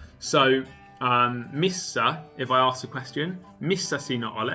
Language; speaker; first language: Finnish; non-native, learner; English